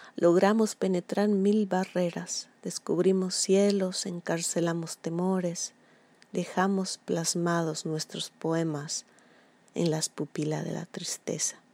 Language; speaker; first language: Spanish; non-native, fluent; Italian